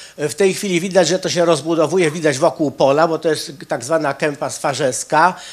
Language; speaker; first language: Polish; native; Polish